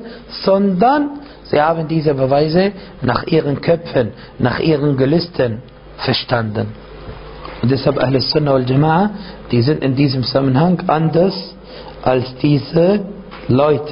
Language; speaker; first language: German; non-native, fluent; Arabic